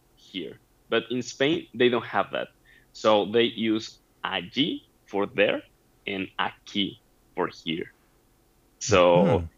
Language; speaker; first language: English; non-native, fluent; Spanish